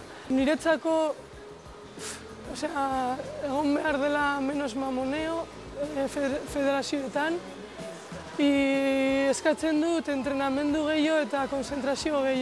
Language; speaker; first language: Basque; non-native, local second language; Spanish